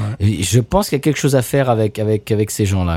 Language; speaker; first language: French; native; French